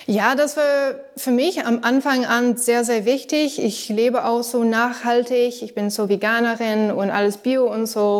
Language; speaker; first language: German; non-native, learner; English